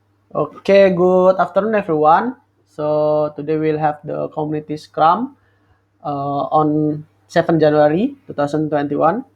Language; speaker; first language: English; non-native, learner; Indonesian